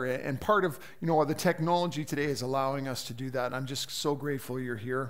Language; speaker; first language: English; native; English